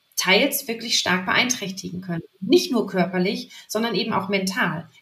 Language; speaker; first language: German; native; German